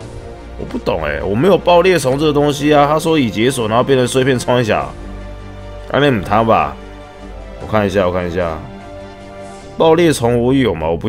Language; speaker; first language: Chinese; native; Chinese